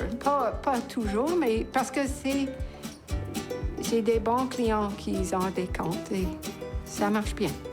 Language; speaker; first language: French; non-native, local second language; English